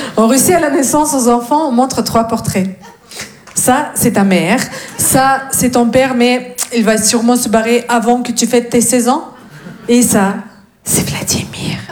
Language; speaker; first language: French; non-native, fluent; Russian